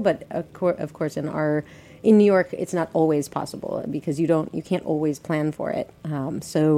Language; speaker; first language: English; native; English